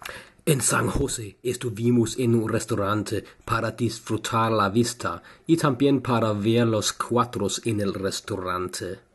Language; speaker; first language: Spanish; non-native, learner; Danish